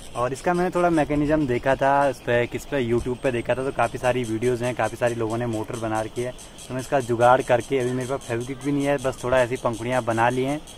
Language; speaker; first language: Hindi; native; Hindi